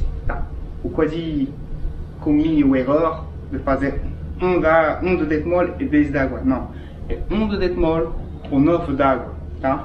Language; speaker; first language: Portuguese; non-native, fluent; French